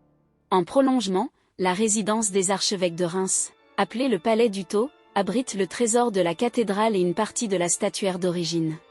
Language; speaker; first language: French; native; French